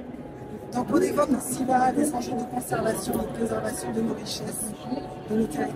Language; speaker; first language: French; native; French